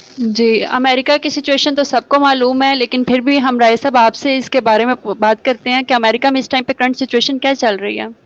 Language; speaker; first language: Urdu; native; Urdu